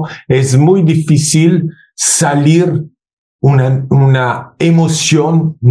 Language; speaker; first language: Spanish; non-native, learner; Italian